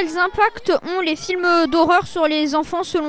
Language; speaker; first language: French; native; French